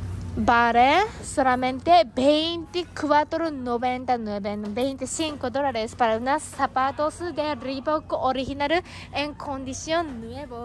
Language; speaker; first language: Spanish; non-native, learner; Japanese